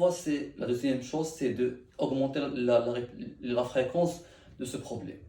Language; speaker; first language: French; non-native, learner; Arabic